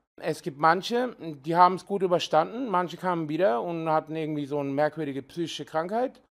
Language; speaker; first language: German; early bilingual, other home language; Serbian